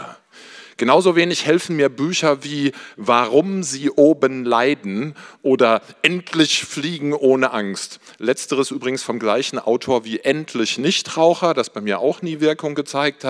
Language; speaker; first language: German; native; German